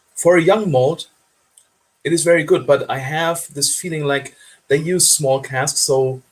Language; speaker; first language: English; non-native, fluent; German